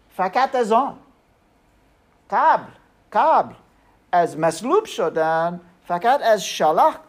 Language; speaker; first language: Persian; non-native, learner; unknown